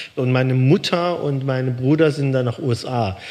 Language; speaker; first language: German; early bilingual, other home language; Persian